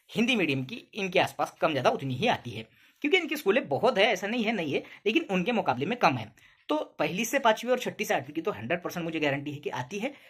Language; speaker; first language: Hindi; non-native, local second language; Urdu